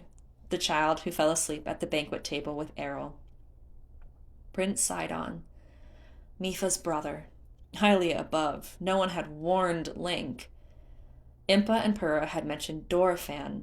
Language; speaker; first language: English; native; English